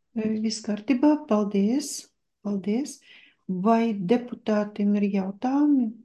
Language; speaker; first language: Latvian; non-native, local second language; Russian